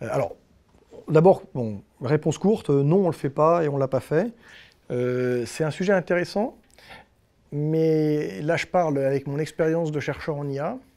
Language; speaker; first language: French; native; French